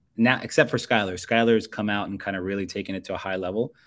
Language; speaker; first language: English; native; English